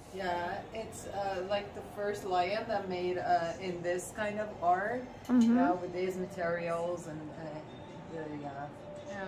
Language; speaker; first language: English; non-native, fluent; Persian